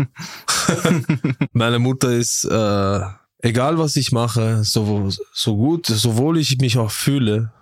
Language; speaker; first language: German; early bilingual, other home language; Turkish